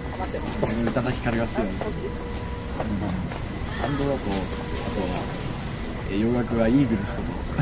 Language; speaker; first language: Japanese; native; Japanese